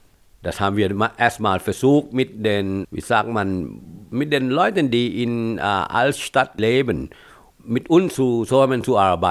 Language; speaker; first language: German; non-native, fluent; Thai